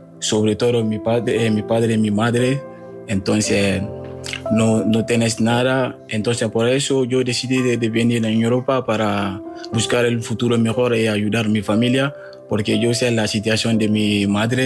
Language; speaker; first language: Spanish; non-native, learner; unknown